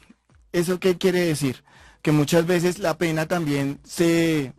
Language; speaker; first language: Spanish; native; Spanish